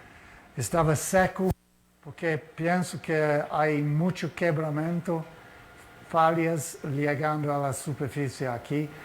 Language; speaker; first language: Spanish; non-native, fluent; Portuguese